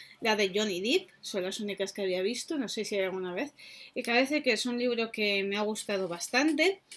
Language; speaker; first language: Spanish; native; Spanish